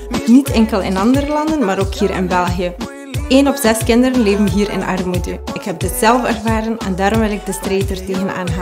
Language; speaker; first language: Dutch; early bilingual, other home language; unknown